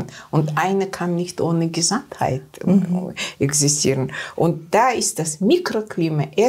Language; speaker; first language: German; non-native, learner; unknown